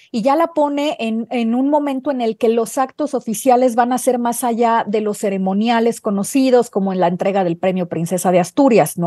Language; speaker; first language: Spanish; native; Spanish